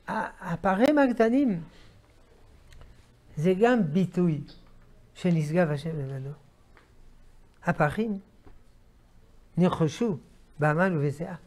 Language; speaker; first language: Hebrew; non-native, fluent; French